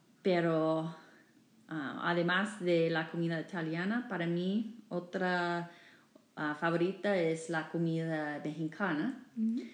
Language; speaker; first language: Spanish; non-native, fluent; English